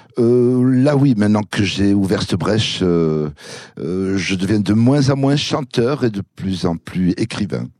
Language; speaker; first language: French; early bilingual, other home language; Kabyle